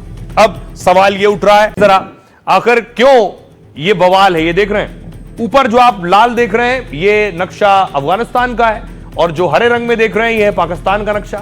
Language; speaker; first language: Hindi; native; Hindi